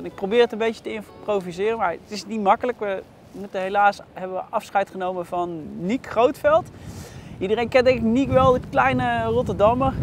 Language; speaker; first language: Dutch; native; Dutch